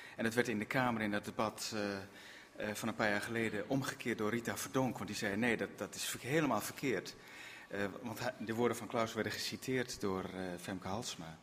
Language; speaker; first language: Dutch; native; Dutch